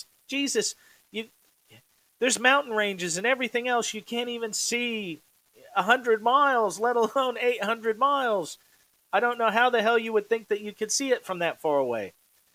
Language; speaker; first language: English; native; English